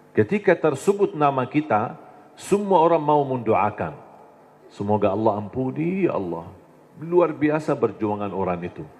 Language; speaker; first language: Indonesian; non-native, fluent; Arabic